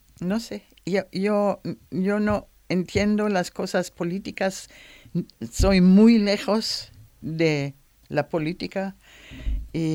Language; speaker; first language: Spanish; non-native, learner; German